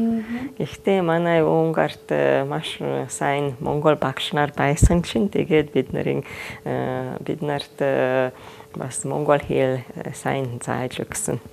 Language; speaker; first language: Mongolian; non-native, fluent; Hungarian